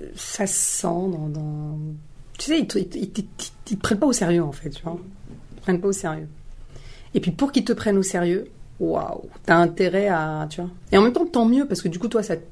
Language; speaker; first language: French; native; French